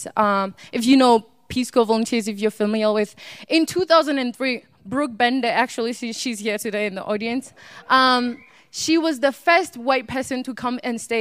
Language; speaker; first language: English; non-native, local second language; Northern Sotho